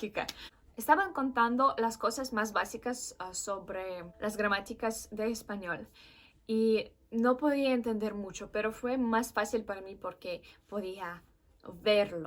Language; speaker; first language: Spanish; non-native, fluent; Russian